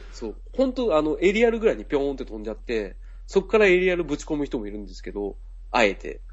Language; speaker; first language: Japanese; native; Japanese